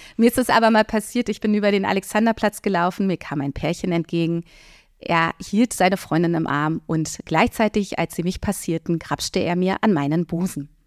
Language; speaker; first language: German; native; German